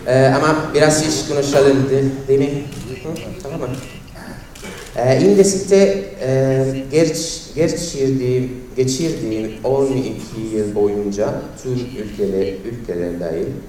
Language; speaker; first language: Turkish; non-native, fluent; Italian